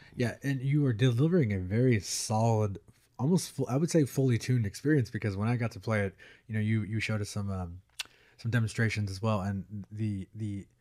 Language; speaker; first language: English; native; English